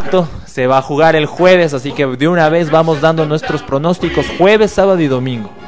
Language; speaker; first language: Spanish; native; Spanish